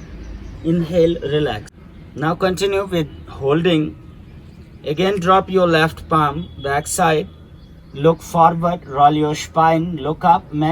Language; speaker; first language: English; non-native, local second language; Hindi